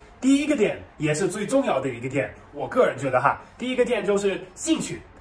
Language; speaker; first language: Chinese; non-native, fluent; German